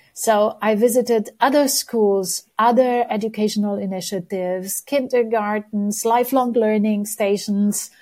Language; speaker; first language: English; non-native, fluent; Romanian